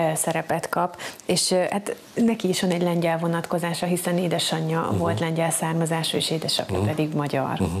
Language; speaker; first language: Hungarian; native; Hungarian